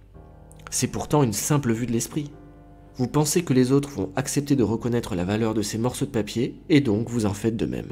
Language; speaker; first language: French; native; French